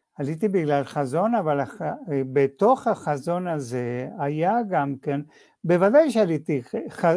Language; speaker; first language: Hebrew; non-native, fluent; Spanish